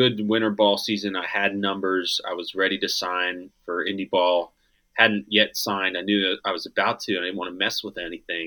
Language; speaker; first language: English; native; English